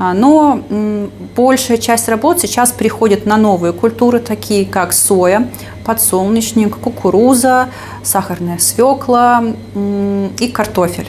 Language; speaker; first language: Russian; native; Russian